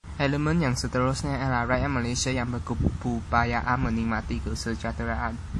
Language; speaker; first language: Malay; non-native, local second language; Chinese